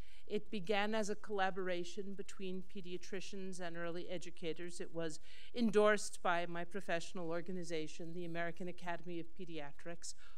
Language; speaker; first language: English; native; English